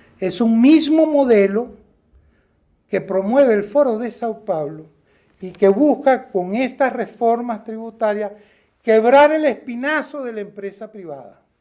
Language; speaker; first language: Spanish; native; Spanish